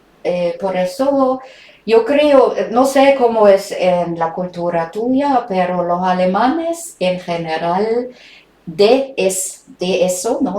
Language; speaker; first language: Spanish; non-native, fluent; German